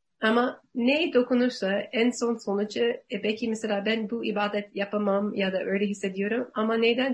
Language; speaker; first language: Turkish; non-native, learner; English